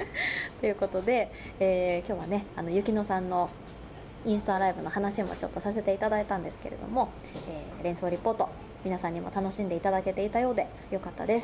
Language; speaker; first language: Japanese; native; Japanese